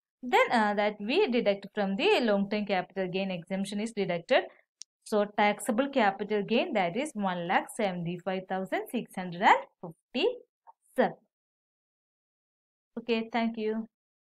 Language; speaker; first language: English; non-native, local second language; Malayalam